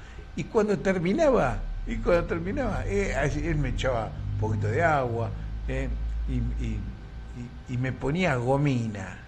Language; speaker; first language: Spanish; native; Spanish